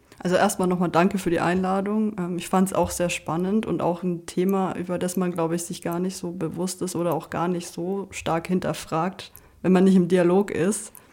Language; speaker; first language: German; native; German